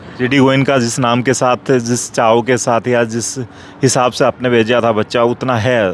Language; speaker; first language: Hindi; native; Hindi